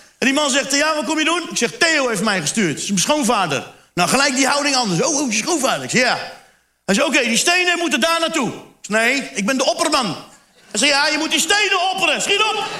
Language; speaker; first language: Dutch; early bilingual, other home language; Turkish